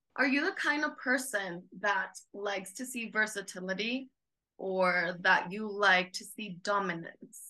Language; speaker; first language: English; non-native, fluent; Spanish